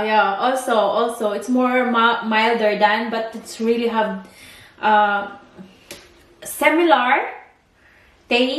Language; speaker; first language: English; non-native, learner; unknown